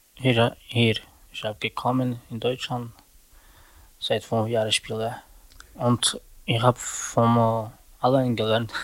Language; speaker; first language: German; non-native, learner; Slovak